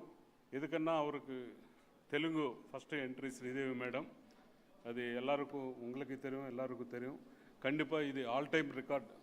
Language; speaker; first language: Tamil; non-native, learner; Telugu